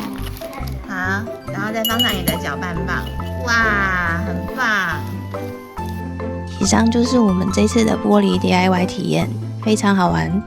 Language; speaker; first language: Chinese; native; Chinese